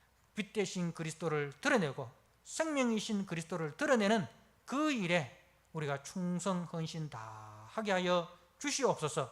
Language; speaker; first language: Korean; native; Korean